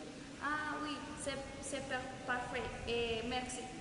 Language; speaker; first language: French; non-native, learner; Spanish